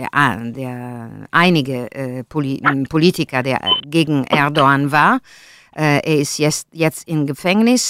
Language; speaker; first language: German; non-native, fluent; Italian